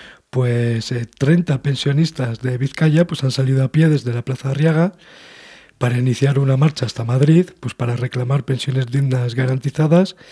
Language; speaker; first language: Spanish; native; Spanish